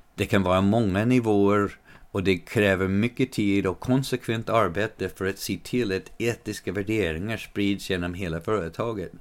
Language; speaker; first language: Swedish; non-native, fluent; English